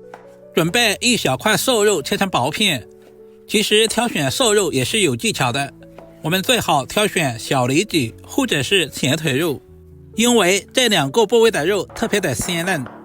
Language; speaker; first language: Chinese; native; Chinese